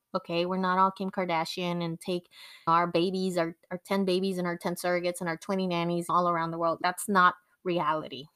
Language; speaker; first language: English; non-native, fluent; Spanish